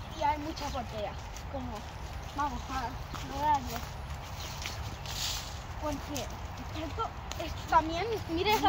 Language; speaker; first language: Spanish; early bilingual, heritage; Spanish